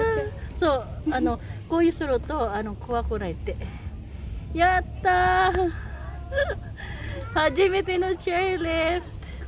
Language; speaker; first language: Japanese; non-native, learner; Filipino